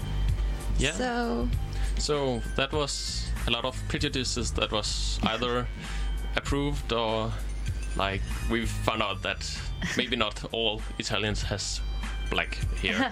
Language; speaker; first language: English; non-native, fluent; Romanian